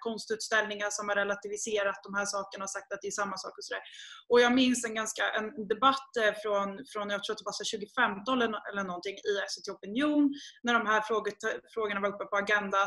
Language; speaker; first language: Swedish; native; Swedish